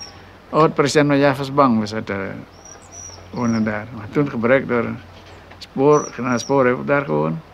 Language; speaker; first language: Dutch; non-native, local second language; Minangkabau